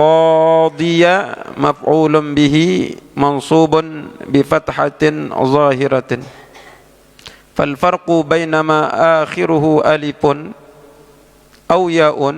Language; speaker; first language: Arabic; non-native, fluent; Indonesian